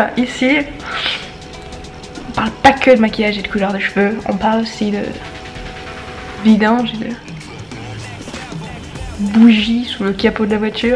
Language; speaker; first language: French; native; French